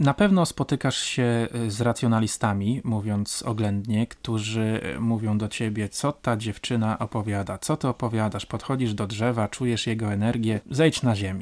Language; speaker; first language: Polish; native; Polish